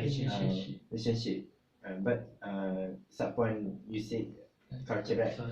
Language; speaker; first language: English; non-native, local second language; Malay